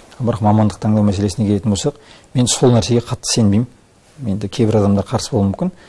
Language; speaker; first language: Kazakh; non-native, local second language; Russian